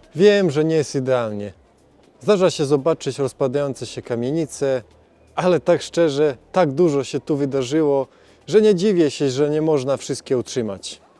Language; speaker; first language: Polish; non-native, fluent; Serbian